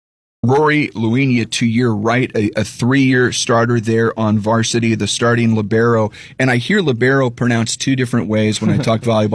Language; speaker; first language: English; native; English